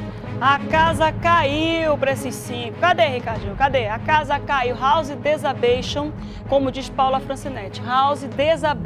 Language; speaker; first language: Portuguese; native; Portuguese